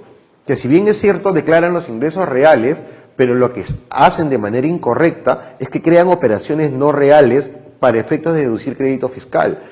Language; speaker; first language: Spanish; native; Spanish